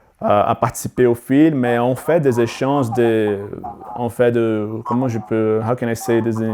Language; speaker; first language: French; non-native, learner; Portuguese